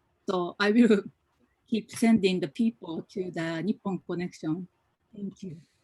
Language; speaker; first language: English; non-native, fluent; Japanese